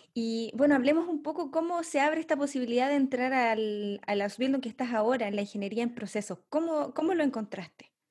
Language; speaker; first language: Spanish; native; Spanish